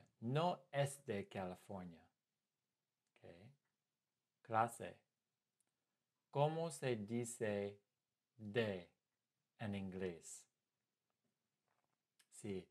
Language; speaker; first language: Spanish; non-native, fluent; English